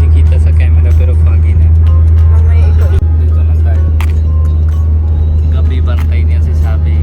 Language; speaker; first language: Filipino; non-native, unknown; Punjabi